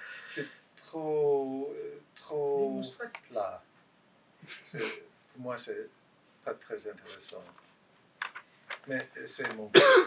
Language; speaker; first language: French; non-native, learner; English